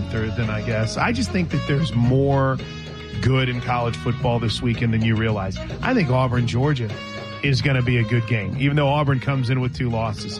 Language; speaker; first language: English; native; English